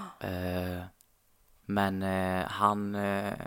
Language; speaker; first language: Swedish; non-native, fluent; Arabic